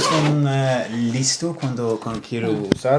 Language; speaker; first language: Spanish; non-native, learner; English